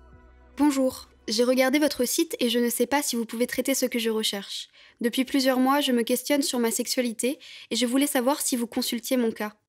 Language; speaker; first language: French; native; French